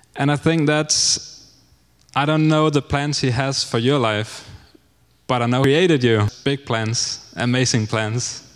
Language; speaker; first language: English; non-native, fluent; Danish